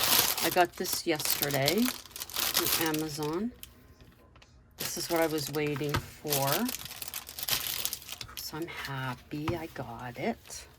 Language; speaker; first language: English; native; English